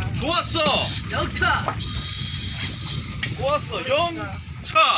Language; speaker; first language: Korean; non-native, learner; Filipino